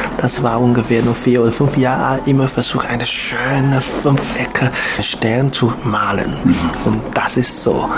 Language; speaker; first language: German; non-native, learner; Chinese